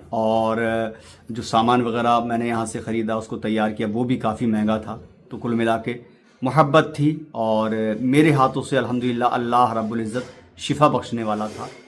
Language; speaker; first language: Urdu; native; Urdu